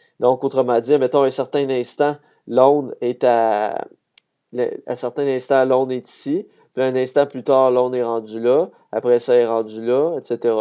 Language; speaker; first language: French; native; French